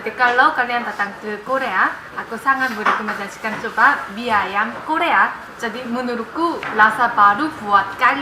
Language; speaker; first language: Indonesian; non-native, fluent; Korean